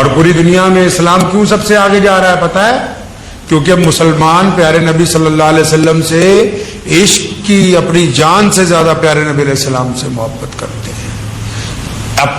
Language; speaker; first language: Urdu; non-native, local second language; Punjabi